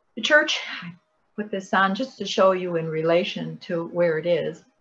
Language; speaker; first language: English; native; English